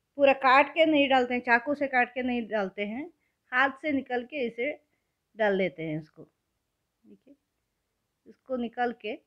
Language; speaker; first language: Hindi; non-native, local second language; Kannada